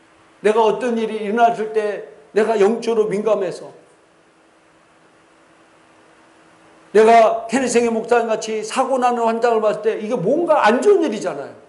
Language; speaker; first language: Korean; native; Korean